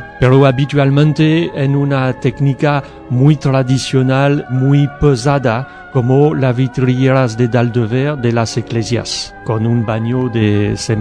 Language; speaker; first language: Spanish; non-native, learner; French